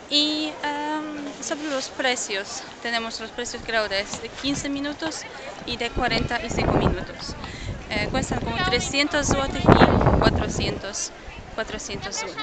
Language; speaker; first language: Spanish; non-native, fluent; Polish